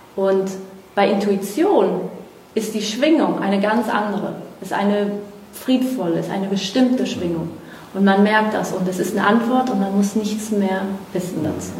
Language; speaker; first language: German; non-native, fluent; Portuguese